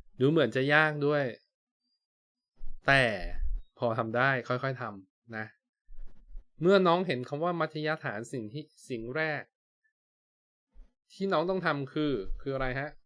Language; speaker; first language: Thai; native; Thai